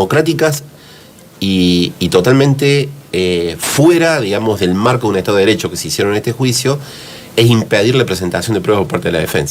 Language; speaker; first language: Spanish; native; Spanish